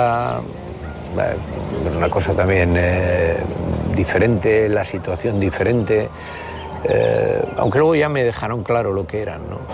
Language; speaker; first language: Spanish; native; Spanish